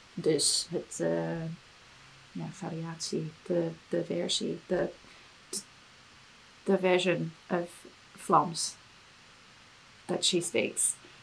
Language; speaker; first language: Dutch; non-native, learner; English